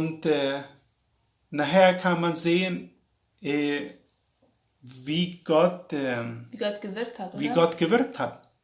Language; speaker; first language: German; non-native, local second language; Plautdietsch